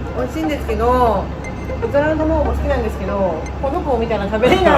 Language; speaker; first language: Japanese; native; Japanese